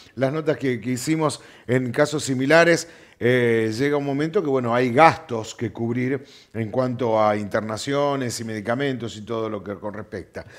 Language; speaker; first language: Spanish; native; Spanish